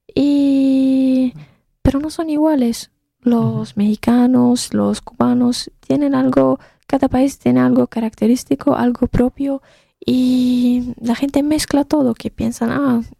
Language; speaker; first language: Spanish; non-native, fluent; Arabic